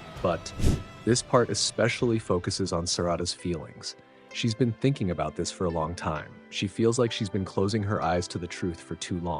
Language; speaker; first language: English; non-native, fluent; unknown